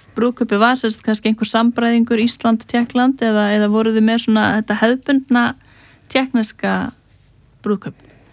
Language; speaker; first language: Icelandic; native; Icelandic